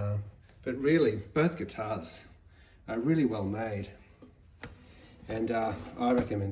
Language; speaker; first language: English; native; English